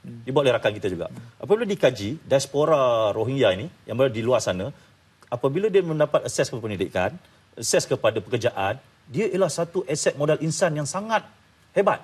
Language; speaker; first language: Malay; native; Malay